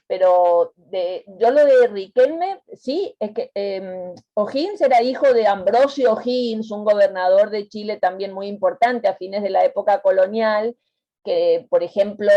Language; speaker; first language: Spanish; native; Spanish